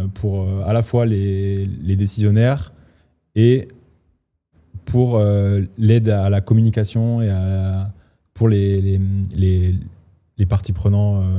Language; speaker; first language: French; native; French